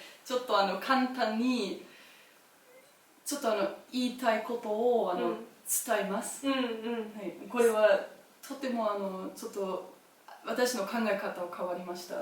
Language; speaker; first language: Japanese; non-native, learner; German